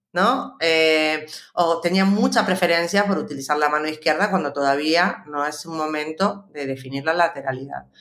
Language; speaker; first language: Spanish; native; Spanish